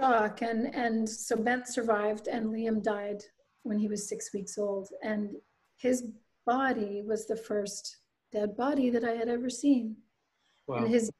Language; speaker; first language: English; native; English